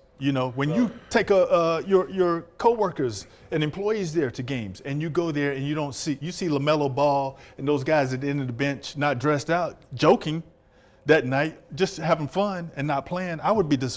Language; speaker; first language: English; native; English